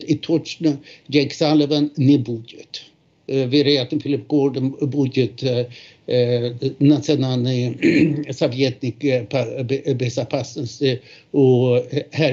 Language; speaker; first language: Russian; non-native, fluent; Swedish